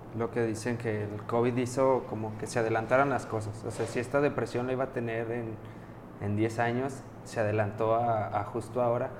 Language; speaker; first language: Spanish; native; Spanish